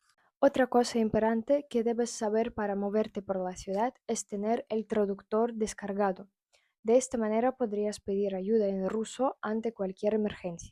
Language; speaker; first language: Spanish; non-native, fluent; Russian